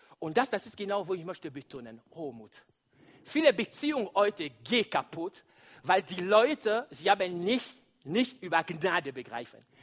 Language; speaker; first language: German; non-native, fluent; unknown